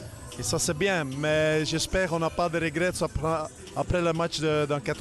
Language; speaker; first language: French; non-native, local second language; Dutch